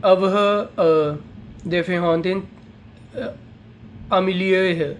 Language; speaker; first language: French; non-native, learner; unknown